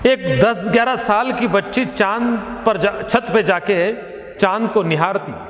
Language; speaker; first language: Hindi; non-native, local second language; Marathi